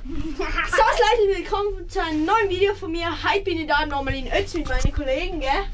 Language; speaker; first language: German; native; German